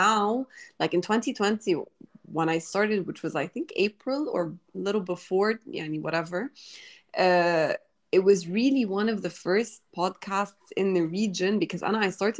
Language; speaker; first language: English; non-native, fluent; Arabic